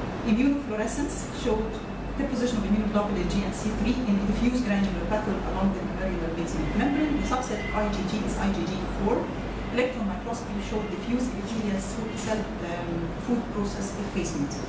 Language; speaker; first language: English; non-native, fluent; Arabic